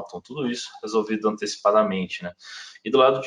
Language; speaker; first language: Portuguese; native; Portuguese